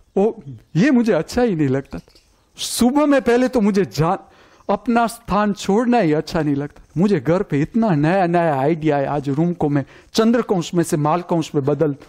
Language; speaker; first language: Hindi; non-native, local second language; Gujarati